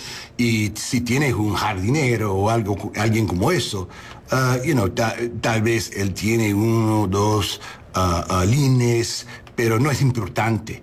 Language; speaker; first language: Spanish; non-native, learner; English